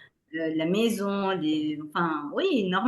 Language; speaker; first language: French; non-native, fluent; Spanish